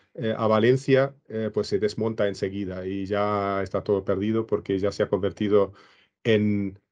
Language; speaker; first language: Spanish; non-native, fluent; German